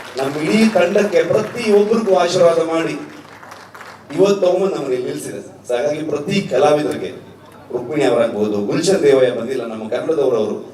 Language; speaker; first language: Kannada; native; Kannada